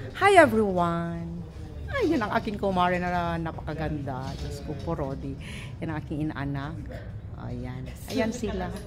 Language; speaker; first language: Filipino; non-native, local second language; Iloko